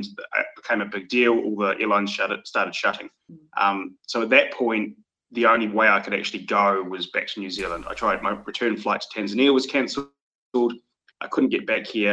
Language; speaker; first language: English; native; English